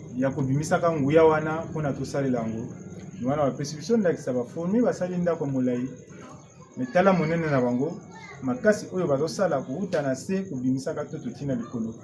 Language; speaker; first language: Lingala; non-native, local second language; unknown